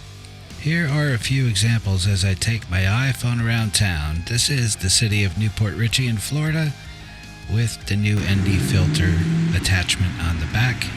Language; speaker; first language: English; native; English